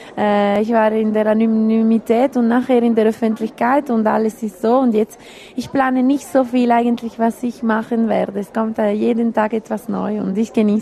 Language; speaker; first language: German; non-native, local second language; Italian